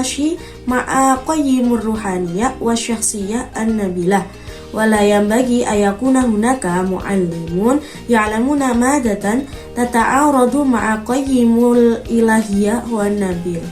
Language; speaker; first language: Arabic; non-native, learner; Indonesian